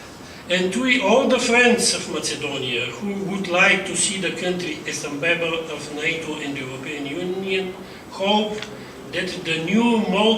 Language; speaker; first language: English; non-native, fluent; Bulgarian